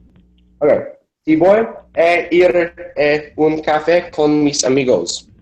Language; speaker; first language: Spanish; non-native, learner; English